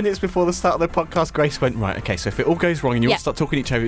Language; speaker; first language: English; native; English